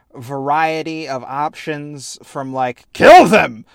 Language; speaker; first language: English; native; English